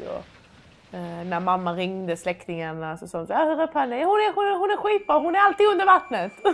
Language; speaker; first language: Swedish; early bilingual, other home language; Persian